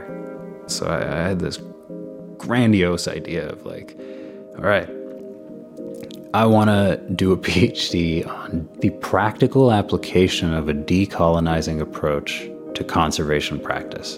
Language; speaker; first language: English; non-native, local second language; Urdu